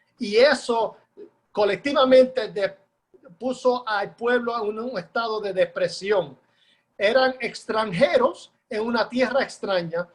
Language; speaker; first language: Spanish; early bilingual, heritage; Spanish